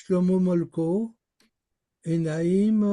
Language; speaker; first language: Hebrew; non-native, learner; French